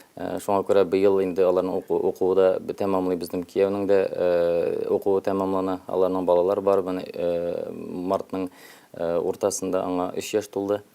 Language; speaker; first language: Tatar; early bilingual, heritage; Tatar